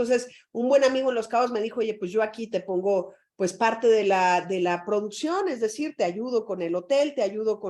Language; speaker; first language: Spanish; native; Spanish